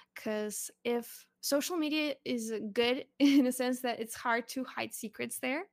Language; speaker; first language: English; early bilingual, other home language; Russian